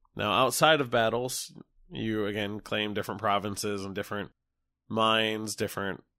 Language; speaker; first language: English; native; English